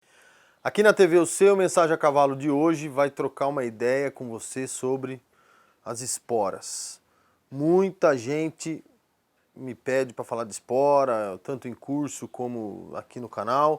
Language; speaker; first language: Portuguese; native; Portuguese